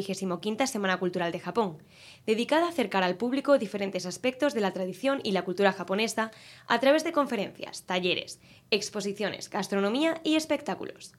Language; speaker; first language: Spanish; native; Spanish